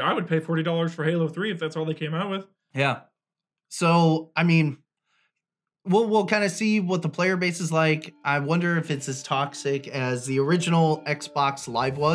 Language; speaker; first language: English; native; English